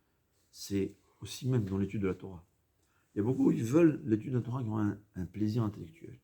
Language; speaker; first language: French; native; French